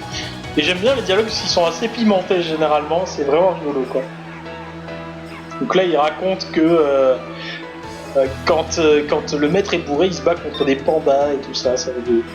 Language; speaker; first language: French; native; French